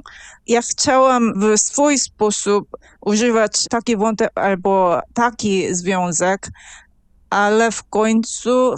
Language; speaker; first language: Polish; non-native, fluent; Korean